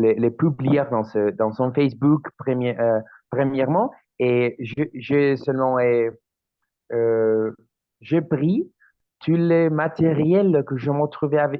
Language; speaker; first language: French; non-native, learner; Spanish